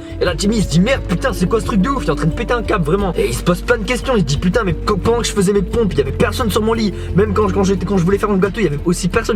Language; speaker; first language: French; native; French